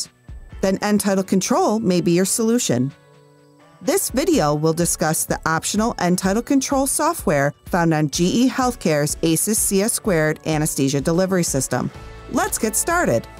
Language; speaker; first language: English; native; English